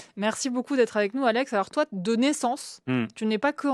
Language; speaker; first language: French; native; French